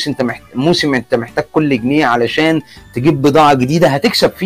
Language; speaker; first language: Arabic; native; Arabic